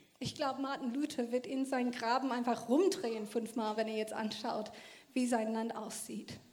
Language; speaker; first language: German; non-native, fluent; English